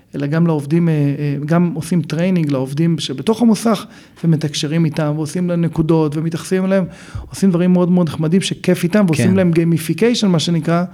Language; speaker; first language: Hebrew; native; Hebrew